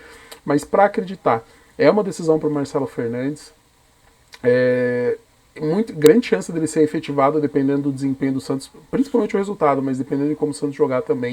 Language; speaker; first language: Portuguese; native; Portuguese